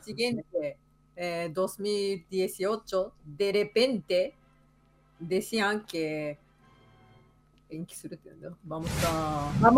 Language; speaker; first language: Spanish; non-native, fluent; Japanese